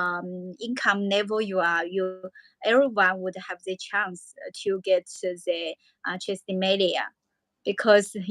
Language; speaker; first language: English; non-native, learner; Chinese